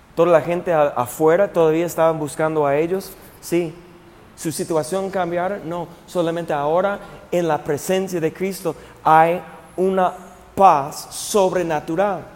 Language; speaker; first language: Spanish; non-native, fluent; English